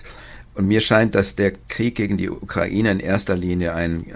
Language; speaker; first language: German; native; German